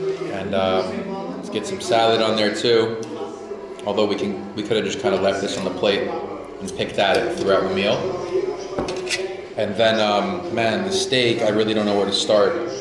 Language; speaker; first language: English; native; English